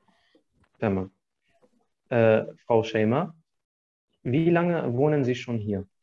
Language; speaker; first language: German; non-native, fluent; Arabic